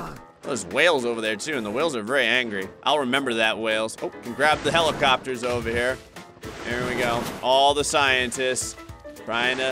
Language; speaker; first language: English; native; English